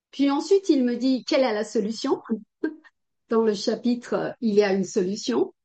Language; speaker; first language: French; non-native, fluent; Portuguese